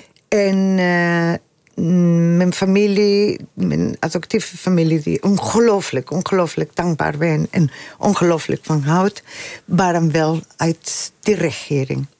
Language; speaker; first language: Dutch; non-native, fluent; Spanish